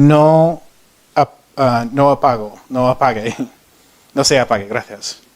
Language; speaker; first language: Spanish; non-native, learner; English